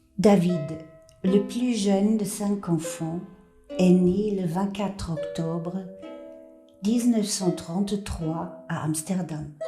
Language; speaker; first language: French; non-native, fluent; German